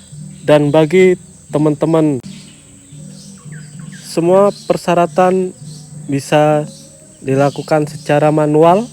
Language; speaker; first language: Indonesian; non-native, fluent; Japanese